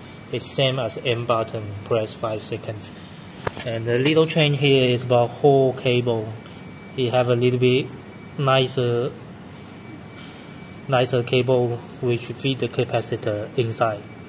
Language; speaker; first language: English; non-native, fluent; Chinese